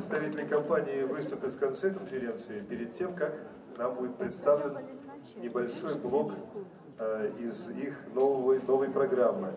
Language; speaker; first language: Russian; native; Russian